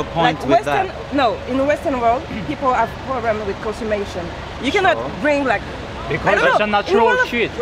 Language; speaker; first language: English; non-native, learner; French